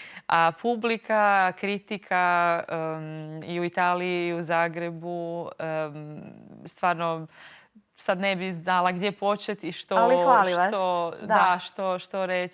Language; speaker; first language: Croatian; non-native, local second language; Albanian